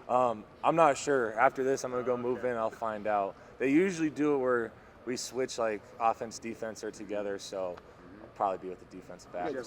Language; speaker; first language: English; native; English